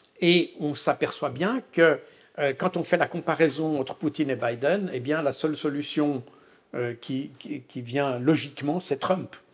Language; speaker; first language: French; native; French